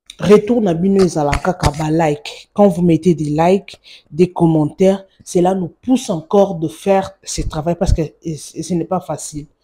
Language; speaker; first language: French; non-native, local second language; Lingala